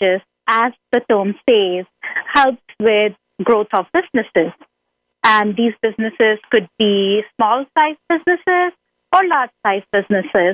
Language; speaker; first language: English; non-native, local second language; Hindi